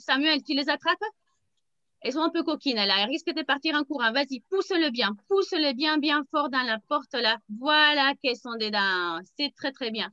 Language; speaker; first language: French; native; French